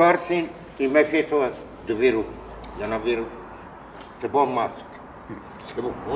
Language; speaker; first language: French; non-native, learner; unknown